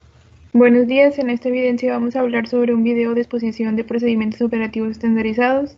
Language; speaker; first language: Spanish; native; Spanish